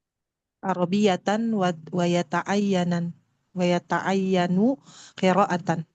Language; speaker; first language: Arabic; non-native, learner; Indonesian